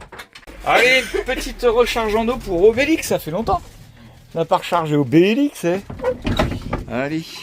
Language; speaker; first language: French; native; French